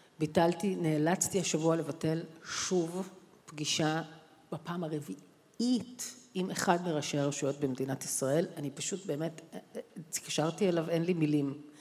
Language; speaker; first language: Hebrew; native; Hebrew